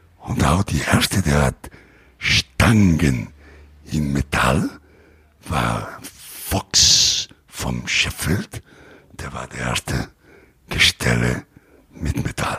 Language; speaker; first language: German; non-native, fluent; Italian